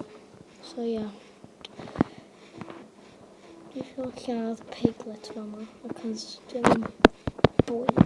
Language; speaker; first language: Welsh; non-native, local second language; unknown